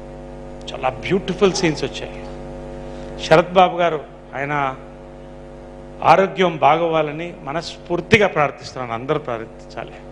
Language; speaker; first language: Telugu; native; Telugu